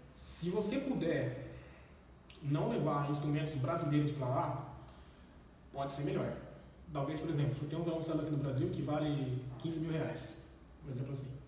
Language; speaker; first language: Portuguese; native; Portuguese